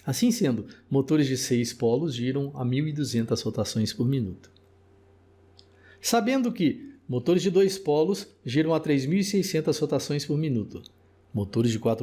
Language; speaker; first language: Portuguese; native; Portuguese